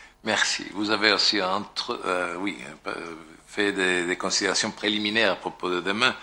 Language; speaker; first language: French; non-native, fluent; Italian